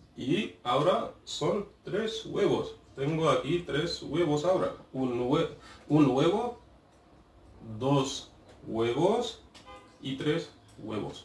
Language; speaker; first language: Spanish; non-native, fluent; Arabic